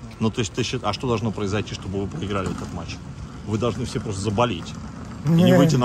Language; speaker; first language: Russian; native; Russian